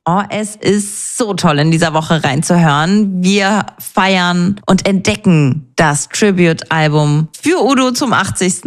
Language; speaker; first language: German; native; German